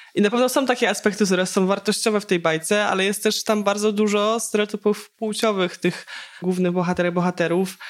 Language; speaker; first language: Polish; native; Polish